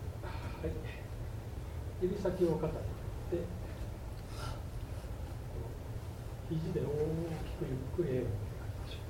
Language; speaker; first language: Japanese; native; Japanese